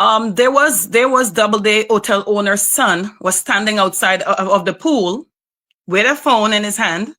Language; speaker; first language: English; native; English